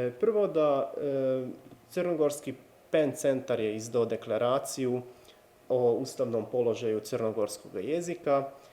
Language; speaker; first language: Bosnian; non-native, fluent; Hungarian